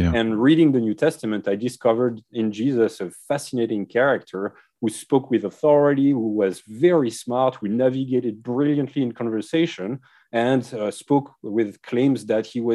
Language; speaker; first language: English; non-native, fluent; French